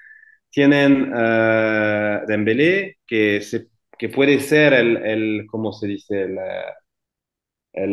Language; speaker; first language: Spanish; non-native, fluent; French